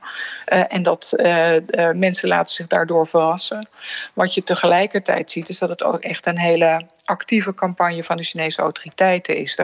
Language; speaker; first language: Dutch; native; Dutch